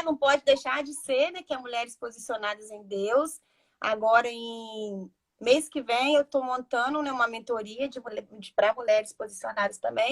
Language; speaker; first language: Portuguese; native; Portuguese